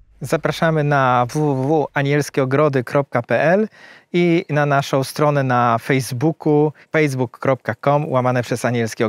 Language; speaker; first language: Polish; native; Polish